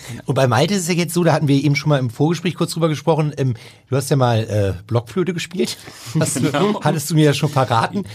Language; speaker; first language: German; native; German